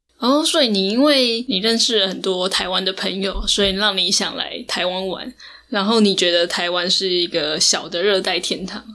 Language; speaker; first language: Chinese; native; Chinese